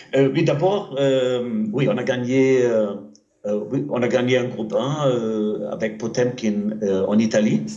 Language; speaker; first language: French; non-native, fluent; German